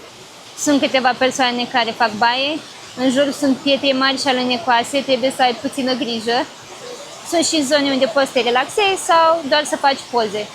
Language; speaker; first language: Romanian; native; Romanian